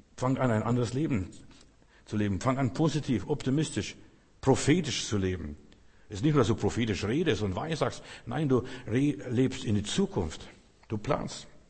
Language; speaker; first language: German; early bilingual, other home language; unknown